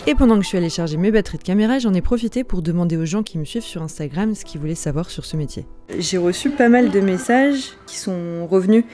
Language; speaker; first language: French; native; French